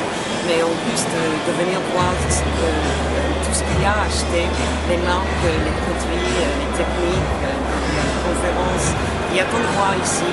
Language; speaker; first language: French; non-native, fluent; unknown